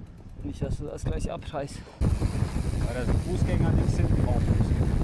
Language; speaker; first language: German; native; German